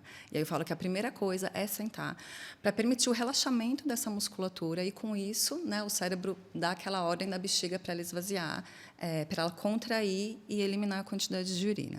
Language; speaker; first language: Portuguese; native; Portuguese